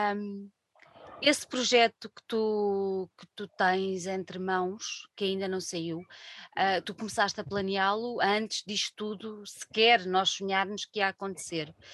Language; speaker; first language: Portuguese; native; Portuguese